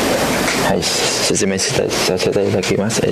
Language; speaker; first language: Japanese; non-native, learner; Cantonese